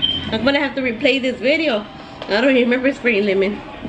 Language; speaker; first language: English; early bilingual, other home language; Spanish